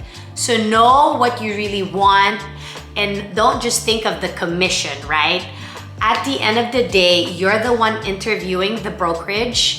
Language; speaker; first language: English; non-native, local second language; Filipino